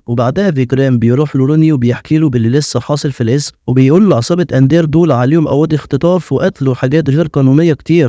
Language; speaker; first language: Arabic; native; Arabic